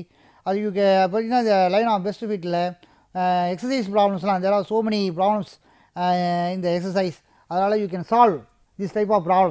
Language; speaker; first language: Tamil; native; Tamil